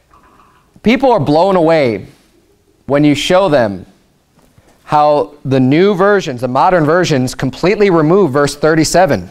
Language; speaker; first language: English; native; English